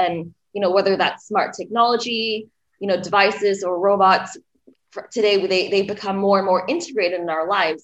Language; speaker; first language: English; native; English